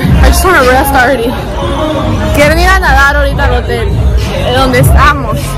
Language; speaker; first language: Spanish; early bilingual, heritage; Spanish